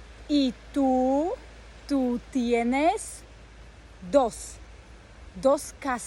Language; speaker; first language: Spanish; non-native, fluent; Slovak